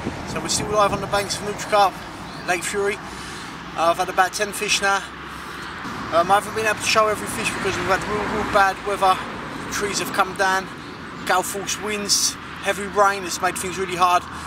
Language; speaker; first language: English; native; English